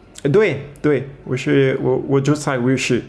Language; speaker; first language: Chinese; non-native, learner; French